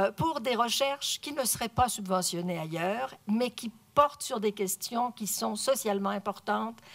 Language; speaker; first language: French; native; French